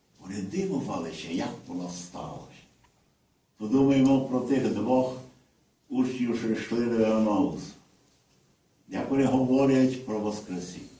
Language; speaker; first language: Ukrainian; early bilingual, heritage; Ukrainian